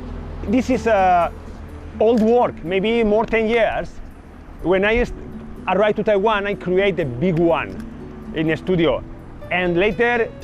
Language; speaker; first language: English; non-native, learner; Spanish